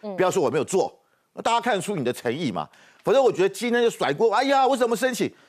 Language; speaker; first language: Chinese; native; Chinese